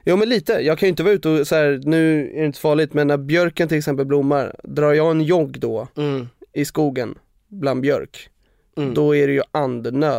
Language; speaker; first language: Swedish; native; Swedish